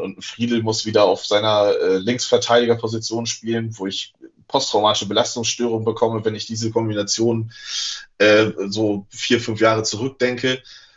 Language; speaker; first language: German; native; German